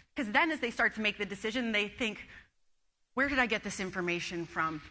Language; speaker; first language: English; native; English